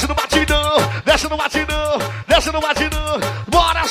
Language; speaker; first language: Portuguese; native; Portuguese